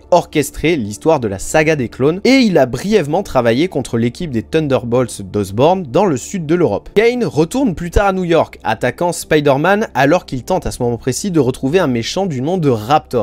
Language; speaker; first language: French; native; French